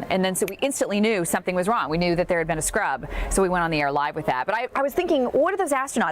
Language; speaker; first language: English; native; English